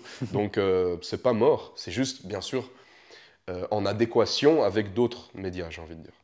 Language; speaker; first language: French; early bilingual, other home language; Romanian